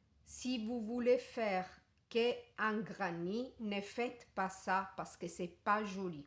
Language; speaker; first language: French; non-native, fluent; Italian